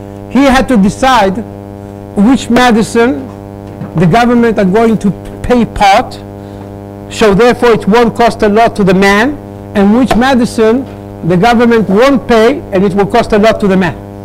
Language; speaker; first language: English; non-native, learner; Hebrew